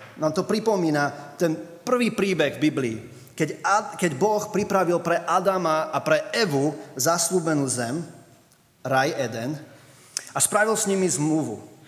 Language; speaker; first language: Slovak; early bilingual, other home language; English